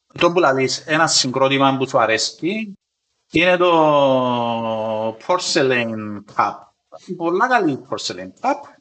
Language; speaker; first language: Greek; native; Greek